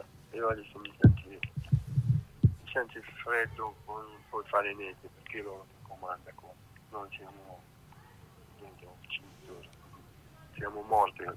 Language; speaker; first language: Italian; non-native, learner; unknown